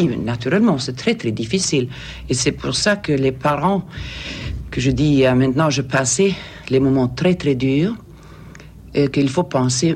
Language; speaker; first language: French; non-native, fluent; Swedish